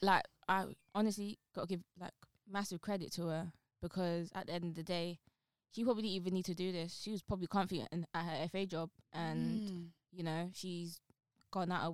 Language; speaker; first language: English; native; English